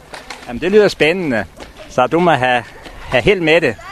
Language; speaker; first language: Danish; native; Danish